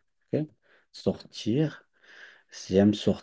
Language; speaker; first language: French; non-native, fluent; Bangla